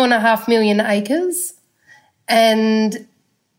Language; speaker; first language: English; native; English